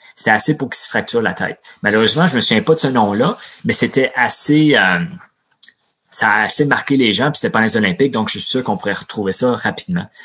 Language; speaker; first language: French; native; French